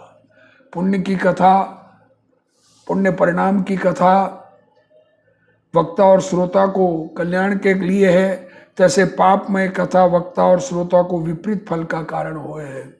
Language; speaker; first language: Hindi; native; Hindi